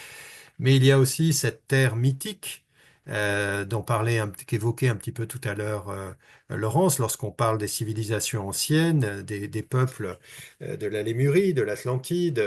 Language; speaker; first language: French; native; French